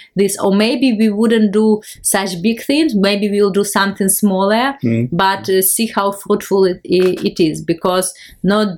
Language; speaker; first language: English; non-native, fluent; Ukrainian